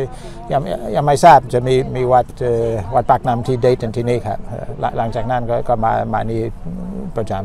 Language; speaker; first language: Thai; non-native, fluent; English